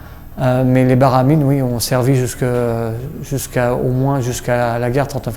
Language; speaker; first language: French; native; French